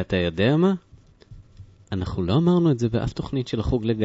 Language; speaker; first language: Hebrew; native; Hebrew